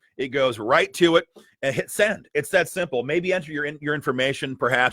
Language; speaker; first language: English; native; English